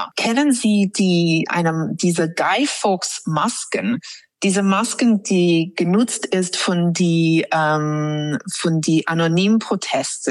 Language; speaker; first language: German; non-native, fluent; English